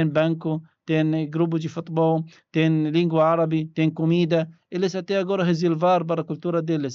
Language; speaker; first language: Portuguese; non-native, learner; Arabic